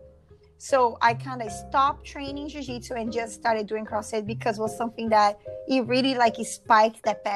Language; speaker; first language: English; non-native, fluent; Portuguese